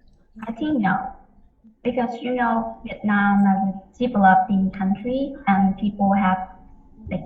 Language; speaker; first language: English; non-native, learner; Vietnamese